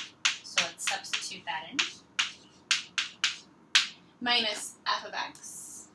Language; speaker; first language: English; native; English